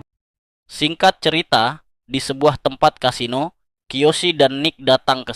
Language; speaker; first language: Indonesian; native; Indonesian